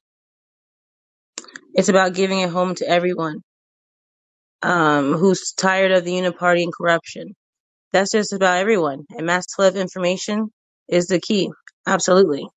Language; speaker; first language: English; native; English